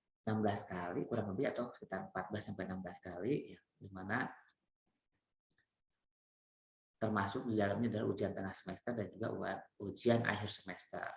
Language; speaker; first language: Indonesian; native; Indonesian